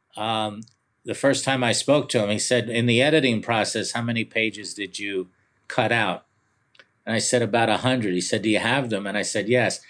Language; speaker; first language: English; early bilingual, other home language; Italian